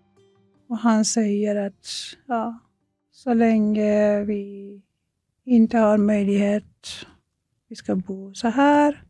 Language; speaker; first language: Swedish; non-native, fluent; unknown